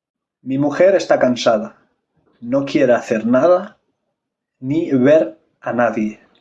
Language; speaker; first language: Spanish; non-native, fluent; French